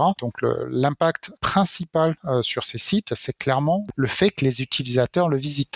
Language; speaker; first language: French; native; French